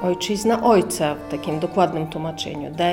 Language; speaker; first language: Polish; non-native, fluent; Chechen